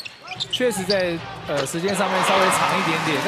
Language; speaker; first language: Chinese; native; Chinese